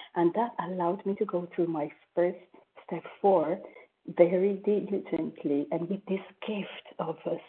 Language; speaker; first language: English; non-native, fluent; French